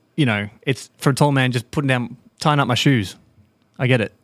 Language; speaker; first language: English; native; English